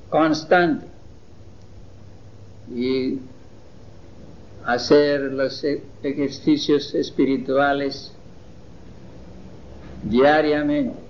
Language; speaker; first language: Spanish; non-native, fluent; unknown